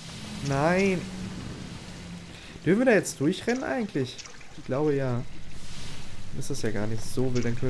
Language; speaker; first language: German; native; German